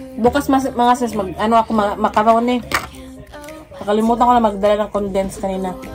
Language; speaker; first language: Filipino; non-native, local second language; Waray